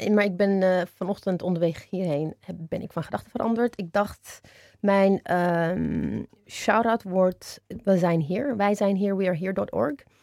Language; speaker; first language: Dutch; early bilingual, other home language; Oromo